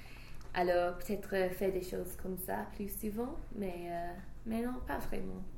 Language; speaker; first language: French; non-native, fluent; English